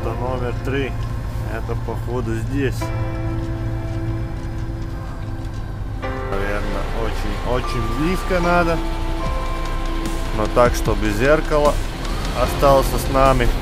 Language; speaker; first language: Russian; non-native, fluent; Latvian